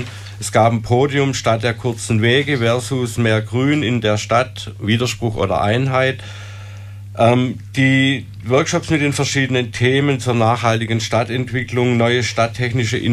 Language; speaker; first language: German; native; German